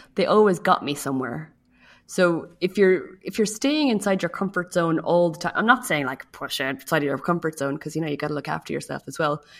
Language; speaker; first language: English; native; English